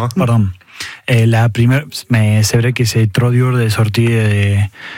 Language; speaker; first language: French; non-native, learner; Spanish